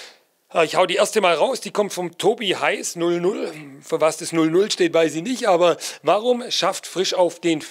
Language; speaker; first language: German; native; German